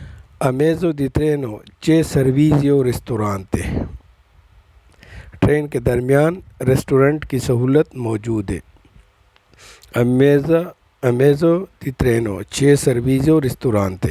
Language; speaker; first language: Italian; non-native, learner; Urdu